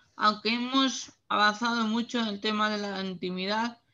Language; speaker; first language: Spanish; native; Spanish